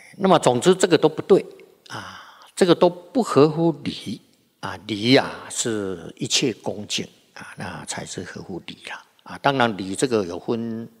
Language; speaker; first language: Chinese; native; Chinese